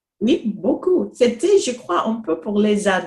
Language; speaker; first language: French; non-native, fluent; Spanish